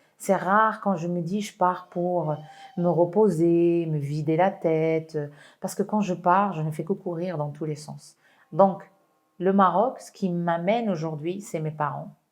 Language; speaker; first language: French; non-native, local second language; Arabic